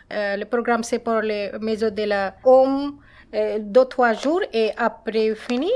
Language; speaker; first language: French; non-native, learner; Bangla